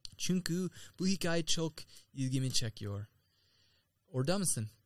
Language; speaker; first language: Turkish; non-native, learner; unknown